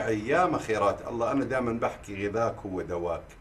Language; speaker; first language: Arabic; native; Arabic